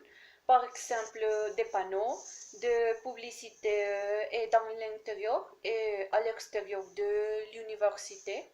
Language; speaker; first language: French; non-native, learner; Spanish